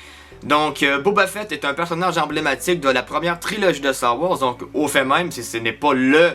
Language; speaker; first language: French; native; French